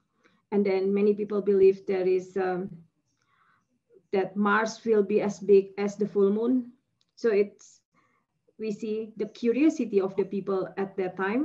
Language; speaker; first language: English; non-native, fluent; Indonesian